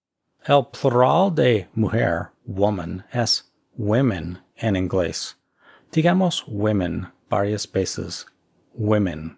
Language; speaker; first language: Spanish; non-native, fluent; English